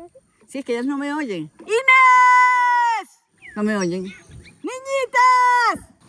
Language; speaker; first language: Spanish; native; Spanish